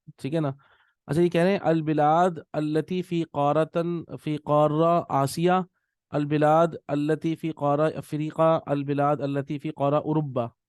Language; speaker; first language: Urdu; native; Urdu